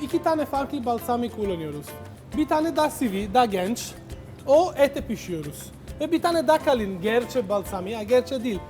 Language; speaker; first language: Turkish; non-native, learner; Italian